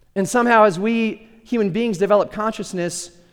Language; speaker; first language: English; early bilingual, other home language; Spanish